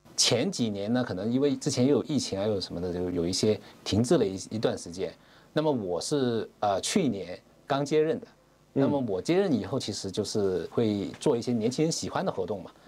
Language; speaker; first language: Chinese; non-native, local second language; Cantonese